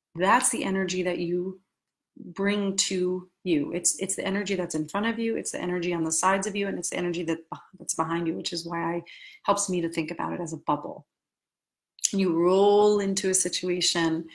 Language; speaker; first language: English; native; English